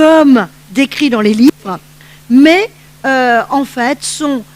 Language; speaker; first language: French; native; French